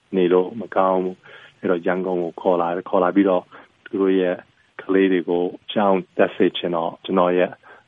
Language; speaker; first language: Burmese; non-native, local second language; Chinese